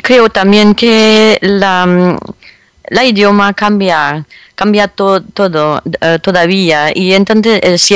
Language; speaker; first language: Spanish; non-native, fluent; French